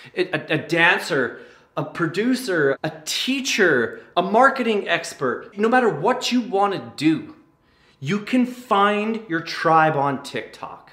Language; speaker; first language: English; native; English